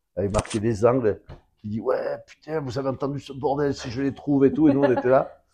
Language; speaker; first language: French; native; French